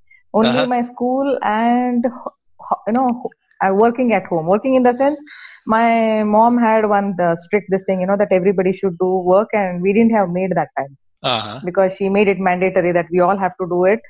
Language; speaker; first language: English; non-native, local second language; Kannada